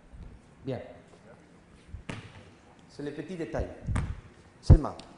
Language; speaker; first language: French; non-native, learner; Spanish